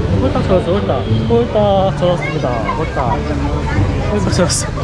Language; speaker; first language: Korean; native; Korean